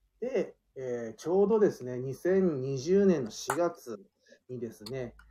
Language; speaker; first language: Japanese; native; Japanese